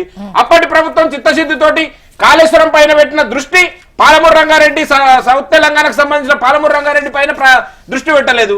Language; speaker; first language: Telugu; native; Telugu